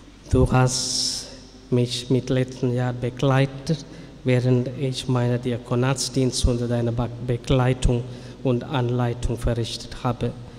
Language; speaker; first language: German; non-native, learner; Tamil